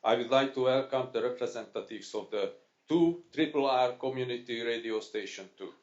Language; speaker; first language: English; non-native, fluent; Hungarian